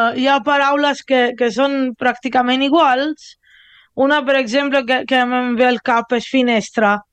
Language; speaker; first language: Catalan; non-native, learner; Italian